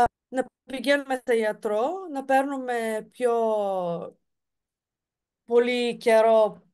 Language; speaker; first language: Greek; non-native, fluent; Bulgarian